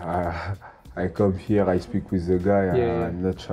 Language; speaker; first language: English; non-native, learner; French